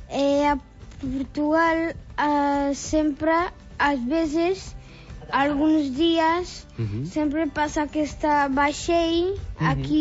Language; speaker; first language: Catalan; non-native, learner; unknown